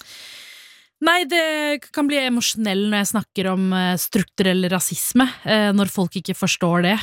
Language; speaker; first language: Norwegian; early bilingual, other home language; Tamil